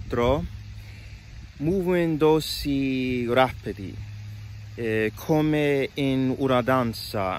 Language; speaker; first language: Italian; non-native, learner; English